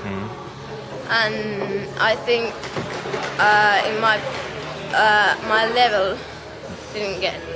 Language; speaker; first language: English; non-native, learner; Finnish